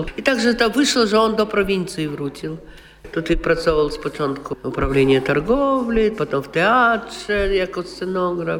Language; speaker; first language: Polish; non-native, local second language; Russian